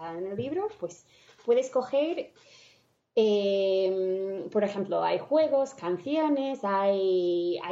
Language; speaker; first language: Spanish; non-native, fluent; English